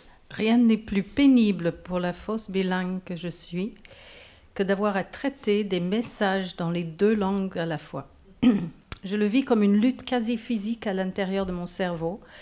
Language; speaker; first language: French; non-native, fluent; English